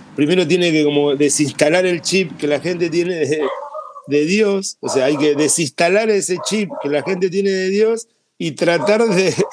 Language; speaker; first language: Spanish; native; Spanish